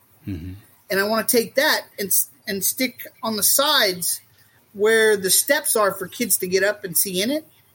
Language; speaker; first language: English; native; English